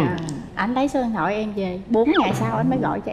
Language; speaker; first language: Vietnamese; native; Vietnamese